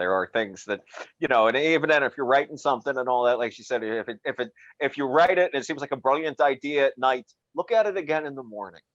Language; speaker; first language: English; native; English